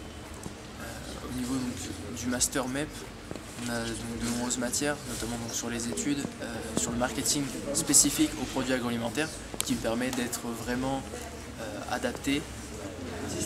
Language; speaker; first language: French; native; French